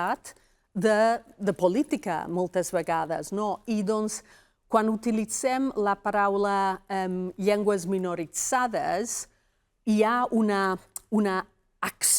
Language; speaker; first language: Catalan; non-native, fluent; Welsh